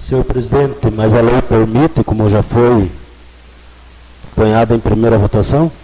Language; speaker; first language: Portuguese; native; Portuguese